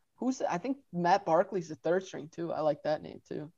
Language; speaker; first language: English; native; English